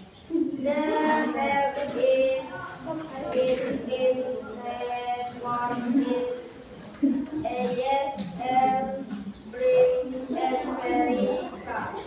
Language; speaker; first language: English; non-native, learner; Indonesian